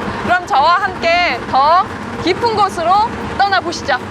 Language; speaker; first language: Korean; native; Korean